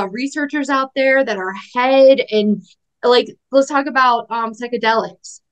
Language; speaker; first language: English; native; English